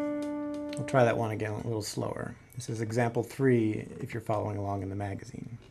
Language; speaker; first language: English; native; English